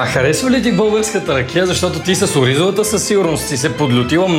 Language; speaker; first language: Bulgarian; native; Bulgarian